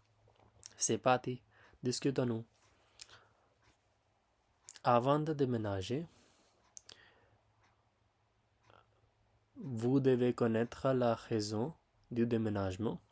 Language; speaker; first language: French; non-native, learner; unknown